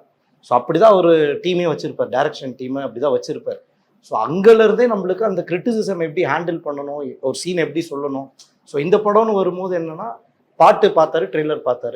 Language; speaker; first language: Tamil; native; Tamil